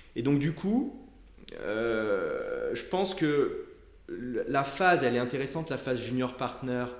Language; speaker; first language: French; native; French